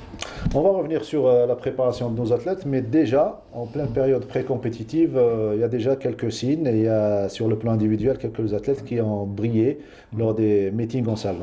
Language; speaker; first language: French; non-native, local second language; Arabic